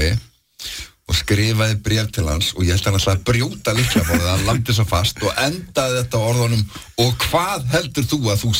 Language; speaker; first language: Icelandic; native; Icelandic